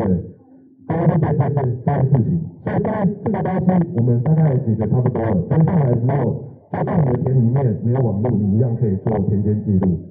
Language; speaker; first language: Chinese; native; Chinese